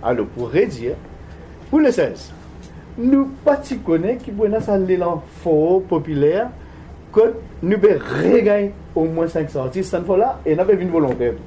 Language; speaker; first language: French; non-native, local second language; Morisyen